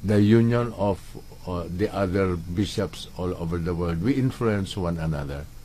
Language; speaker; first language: English; non-native, local second language; Filipino